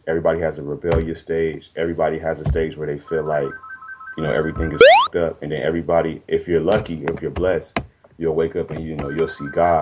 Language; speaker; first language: English; native; English